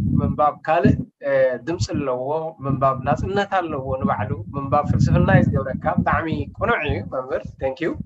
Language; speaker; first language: Tigrinya; native; Tigrinya